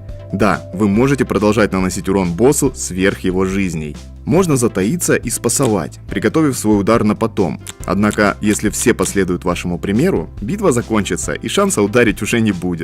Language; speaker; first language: Russian; native; Russian